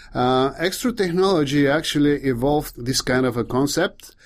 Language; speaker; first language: English; non-native, fluent; Bulgarian